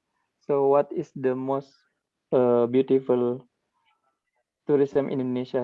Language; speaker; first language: English; non-native, learner; Indonesian